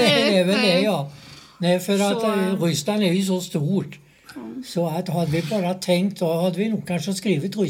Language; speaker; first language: Swedish; native; Swedish